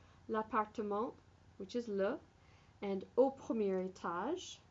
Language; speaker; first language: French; non-native, fluent; English